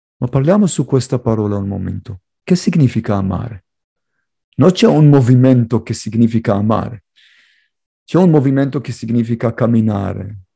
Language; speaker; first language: Italian; non-native, fluent; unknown